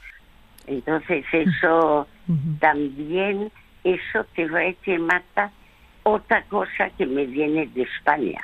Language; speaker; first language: Spanish; early bilingual, other home language; French